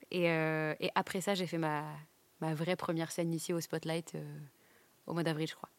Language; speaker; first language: French; native; French